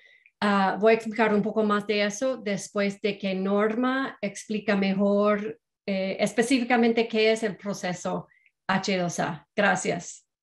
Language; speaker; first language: Spanish; non-native, fluent; English